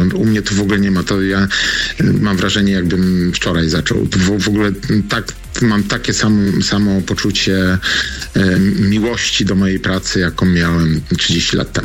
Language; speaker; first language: Polish; native; Polish